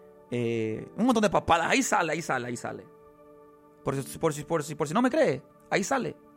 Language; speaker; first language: Spanish; early bilingual, heritage; Spanish